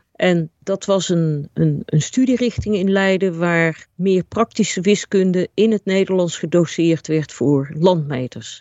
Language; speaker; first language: Dutch; native; Dutch